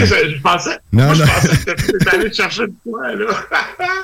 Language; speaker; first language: French; native; French